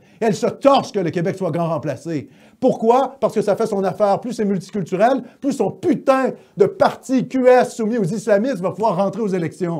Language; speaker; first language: French; native; French